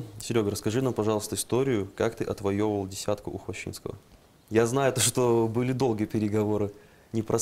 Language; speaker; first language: Russian; native; Russian